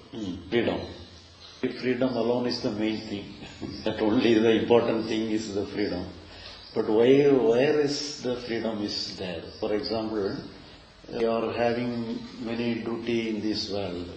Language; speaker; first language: English; non-native, local second language; Tamil